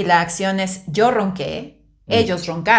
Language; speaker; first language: Spanish; native; Spanish